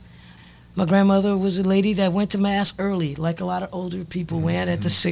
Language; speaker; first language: English; native; English